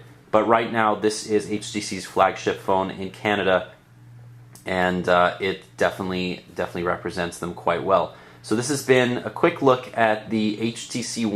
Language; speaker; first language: English; native; English